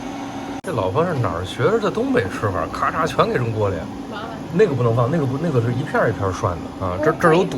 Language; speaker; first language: Chinese; native; Chinese